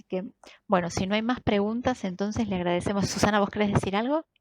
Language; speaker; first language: Spanish; native; Spanish